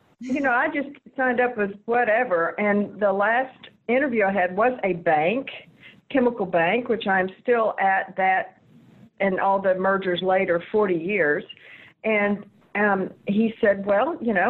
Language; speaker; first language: English; native; English